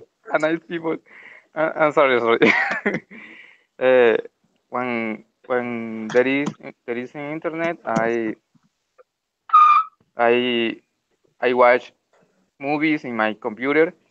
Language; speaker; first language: English; non-native, learner; Spanish